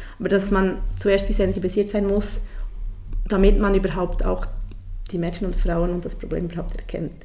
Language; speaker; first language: German; native; German